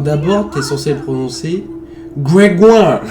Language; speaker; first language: French; native; French